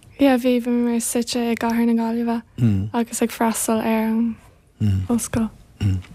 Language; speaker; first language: Irish; non-native, local second language; English